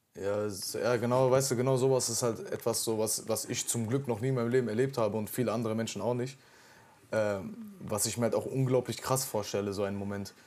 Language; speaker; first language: German; early bilingual, other home language; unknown